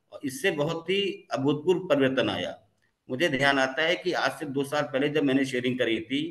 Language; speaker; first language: Hindi; native; Hindi